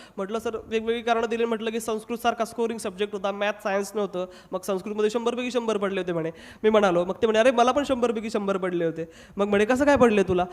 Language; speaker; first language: Marathi; non-native, local second language; Hindi